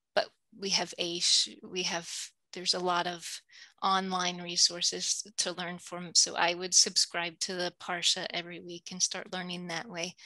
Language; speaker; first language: English; native; English